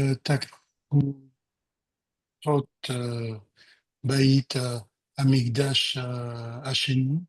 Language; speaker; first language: Hebrew; non-native, learner; French